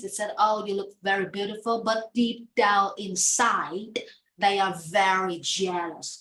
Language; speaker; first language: English; non-native, fluent; Vietnamese